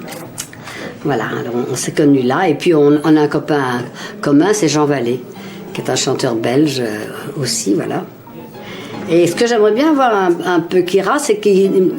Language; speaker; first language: French; native; French